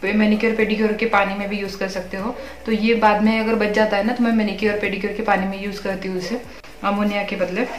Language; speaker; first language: Hindi; non-native, local second language; Marathi